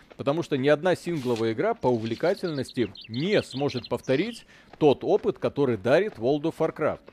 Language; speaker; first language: Russian; native; Russian